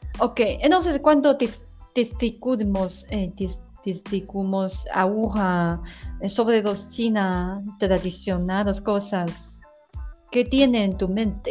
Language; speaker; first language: Spanish; non-native, learner; Chinese